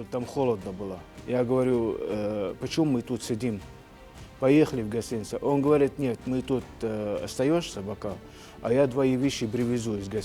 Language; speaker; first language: Russian; non-native, fluent; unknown